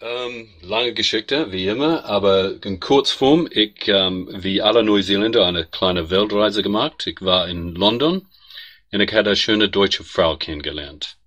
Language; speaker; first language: German; non-native, learner; English